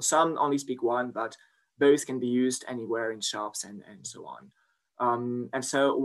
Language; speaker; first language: English; non-native, fluent; French